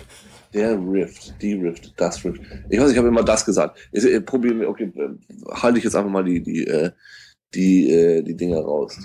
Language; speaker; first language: German; native; German